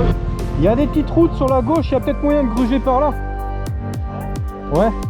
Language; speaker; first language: French; native; French